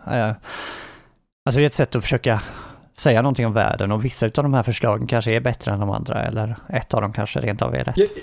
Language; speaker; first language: Swedish; native; Swedish